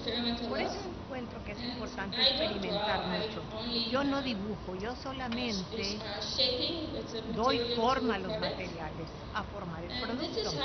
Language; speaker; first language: Spanish; non-native, fluent; Dutch